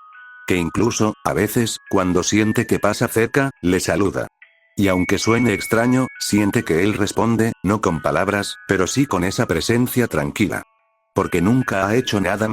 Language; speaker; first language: Spanish; native; Spanish